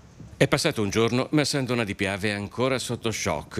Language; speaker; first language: Italian; native; Italian